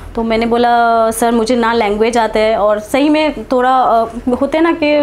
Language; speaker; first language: Hindi; non-native, local second language; Bangla